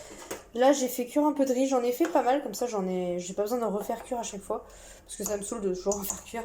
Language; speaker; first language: French; native; French